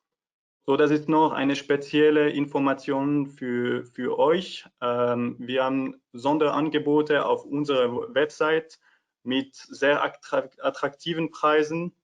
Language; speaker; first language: German; non-native, fluent; French